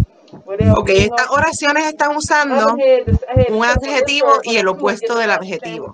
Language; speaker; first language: Spanish; native; Spanish